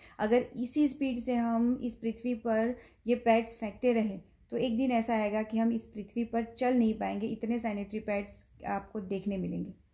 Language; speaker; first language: Hindi; non-native, local second language; Gujarati